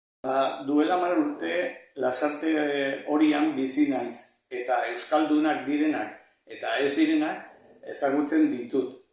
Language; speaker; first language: Basque; non-native, learner; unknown